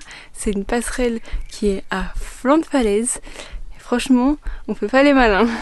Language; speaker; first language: French; native; French